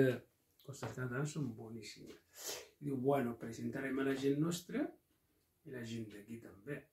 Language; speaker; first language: Catalan; non-native, local second language; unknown